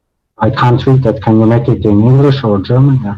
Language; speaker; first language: English; non-native, learner; Bosnian